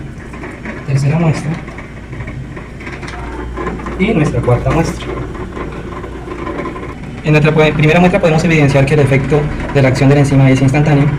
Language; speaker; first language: Spanish; native; Spanish